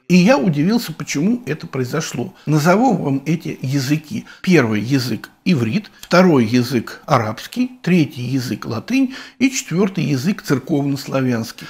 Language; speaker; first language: Russian; native; Russian